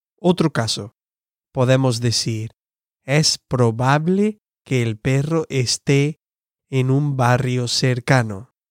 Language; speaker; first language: Spanish; non-native, fluent; English